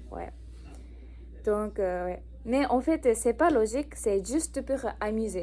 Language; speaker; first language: French; non-native, learner; Japanese